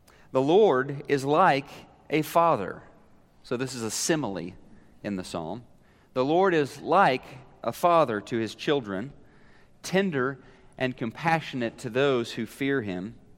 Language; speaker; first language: English; native; English